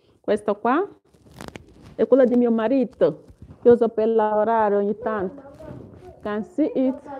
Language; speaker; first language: Italian; non-native, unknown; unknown